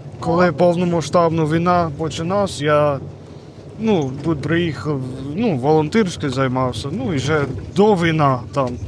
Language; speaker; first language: Ukrainian; non-native, learner; English